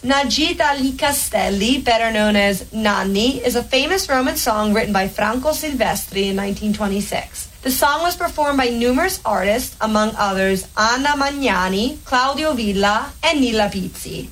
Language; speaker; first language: English; native; English